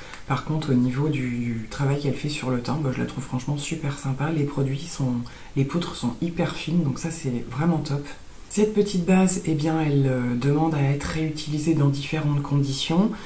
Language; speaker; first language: French; native; French